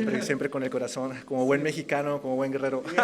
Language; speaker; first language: Spanish; native; Spanish